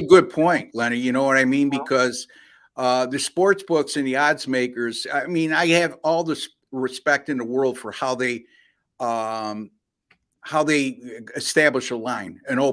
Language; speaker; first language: English; native; English